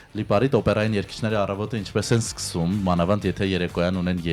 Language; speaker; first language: Armenian; native; Armenian